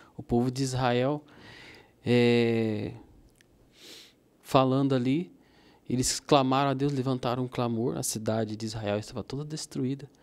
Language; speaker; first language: Portuguese; native; Portuguese